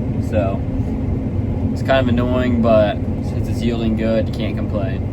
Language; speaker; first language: English; native; English